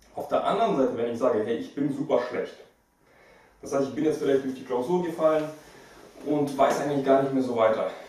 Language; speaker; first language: German; early bilingual, other home language; Russian